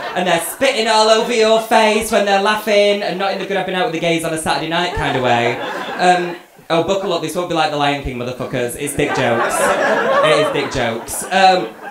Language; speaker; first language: English; native; English